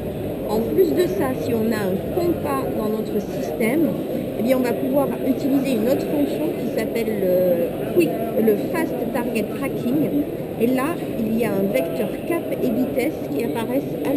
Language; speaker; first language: French; native; French